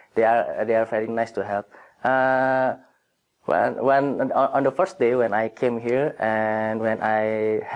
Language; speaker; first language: English; non-native, fluent; Indonesian